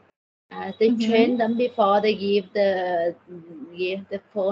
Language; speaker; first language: English; non-native, learner; Thai